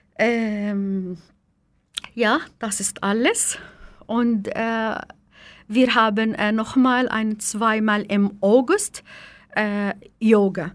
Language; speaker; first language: German; non-native, fluent; Arabic